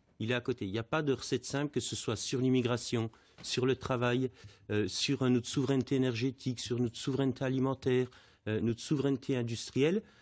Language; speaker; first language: French; native; French